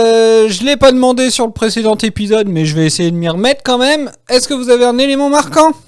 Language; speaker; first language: French; native; French